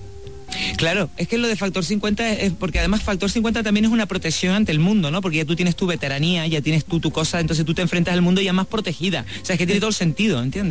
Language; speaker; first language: Spanish; native; Spanish